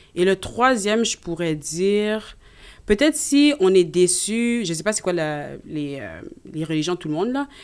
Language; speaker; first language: French; native; French